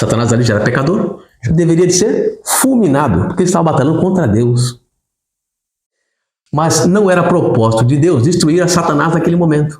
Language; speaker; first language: Portuguese; native; Portuguese